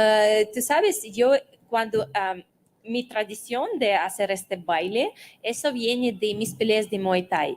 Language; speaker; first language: Spanish; non-native, fluent; Russian